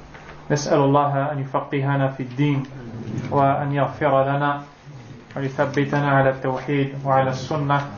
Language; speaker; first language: Arabic; non-native, fluent; French